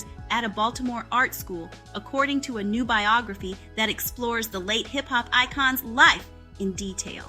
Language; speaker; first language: English; native; English